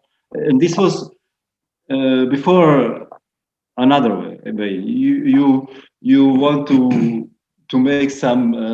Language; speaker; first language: English; non-native, fluent; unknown